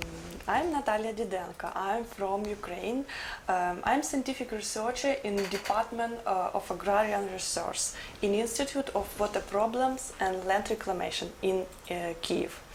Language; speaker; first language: English; non-native, learner; Ukrainian